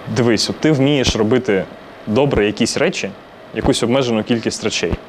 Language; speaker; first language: Ukrainian; non-native, local second language; Russian